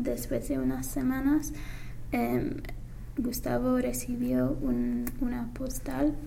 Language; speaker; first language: Spanish; non-native, learner; English